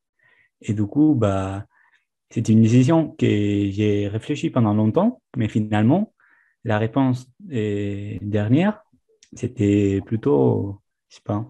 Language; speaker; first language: French; non-native, fluent; Spanish